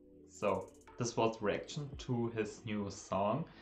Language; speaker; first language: English; non-native, fluent; German